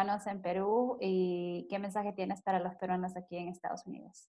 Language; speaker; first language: Spanish; early bilingual, other home language; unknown